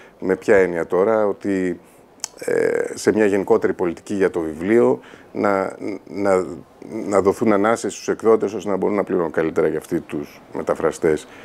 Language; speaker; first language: Greek; native; Greek